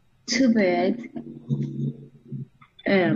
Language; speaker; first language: English; non-native, learner; Spanish